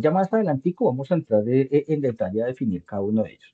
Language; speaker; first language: Spanish; native; Spanish